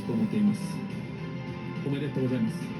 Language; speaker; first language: Japanese; non-native, fluent; Korean